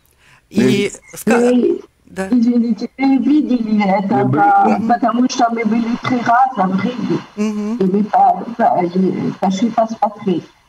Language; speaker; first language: Russian; early bilingual, heritage; Russian